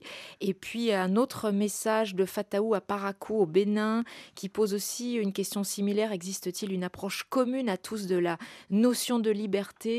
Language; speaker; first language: French; native; French